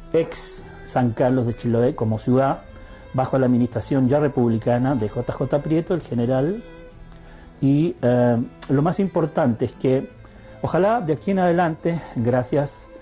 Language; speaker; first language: Spanish; native; Spanish